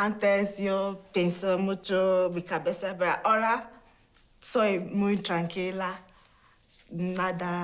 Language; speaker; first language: Spanish; non-native, learner; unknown